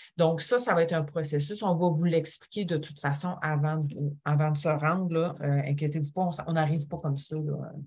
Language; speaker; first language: French; native; French